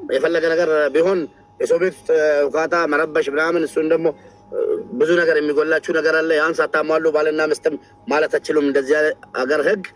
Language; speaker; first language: Amharic; non-native, local second language; Oromo